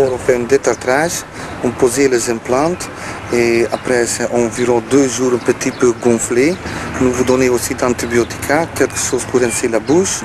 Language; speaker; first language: French; non-native, learner; Turkish